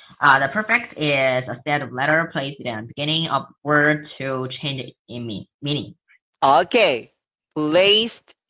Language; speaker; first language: English; non-native, learner; Chinese